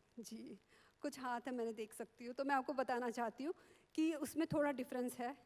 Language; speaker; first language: Hindi; non-native, local second language; Marathi